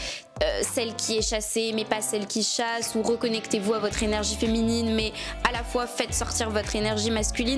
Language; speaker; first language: French; native; French